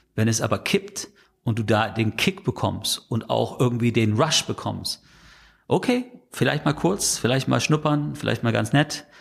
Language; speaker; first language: German; non-native, fluent; English